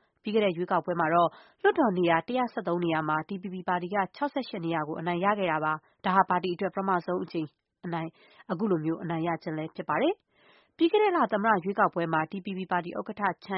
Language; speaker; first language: Burmese; native; Burmese